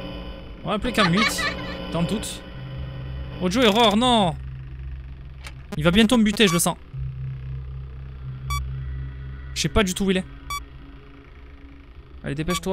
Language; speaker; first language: French; native; French